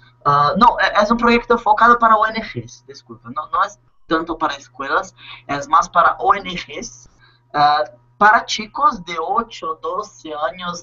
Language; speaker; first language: Spanish; non-native, learner; Portuguese